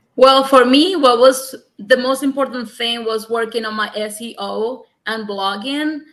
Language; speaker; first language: English; non-native, fluent; Spanish